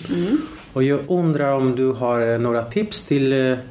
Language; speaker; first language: Swedish; non-native, fluent; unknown